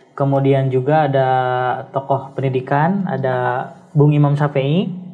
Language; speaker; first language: Indonesian; native; Indonesian